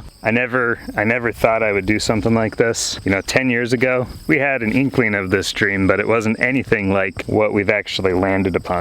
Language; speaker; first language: English; native; English